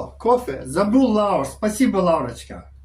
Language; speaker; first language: Russian; non-native, learner; English